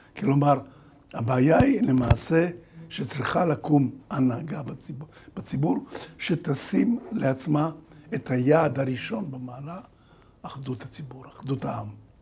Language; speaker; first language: Hebrew; early bilingual, other home language; Bulgarian